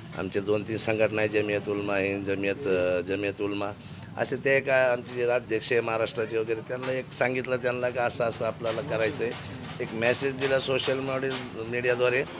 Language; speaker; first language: Marathi; non-native, local second language; Urdu